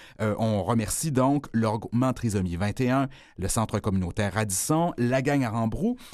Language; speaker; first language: French; native; French